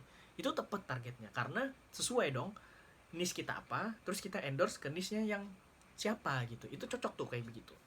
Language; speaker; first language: Indonesian; native; Indonesian